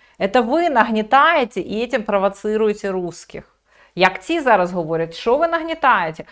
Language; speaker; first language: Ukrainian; native; Ukrainian